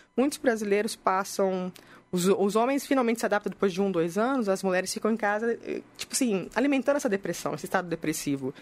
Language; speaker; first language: Portuguese; native; Portuguese